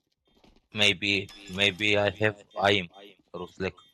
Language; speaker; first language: English; non-native, learner; Romanian